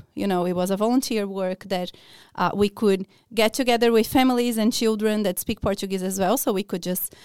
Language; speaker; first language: English; non-native, fluent; Portuguese